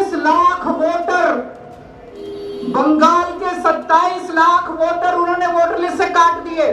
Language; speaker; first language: Hindi; native; Hindi